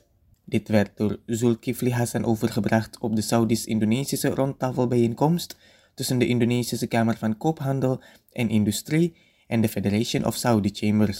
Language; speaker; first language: Dutch; non-native, fluent; Indonesian